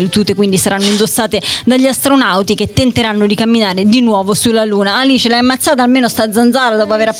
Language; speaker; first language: Italian; native; Italian